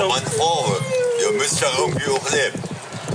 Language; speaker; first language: German; native; German